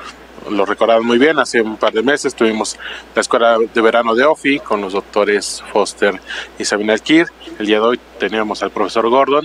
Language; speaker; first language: Spanish; native; Spanish